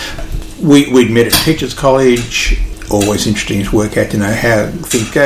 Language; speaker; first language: English; native; English